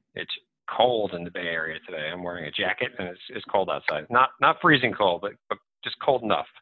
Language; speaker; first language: English; native; English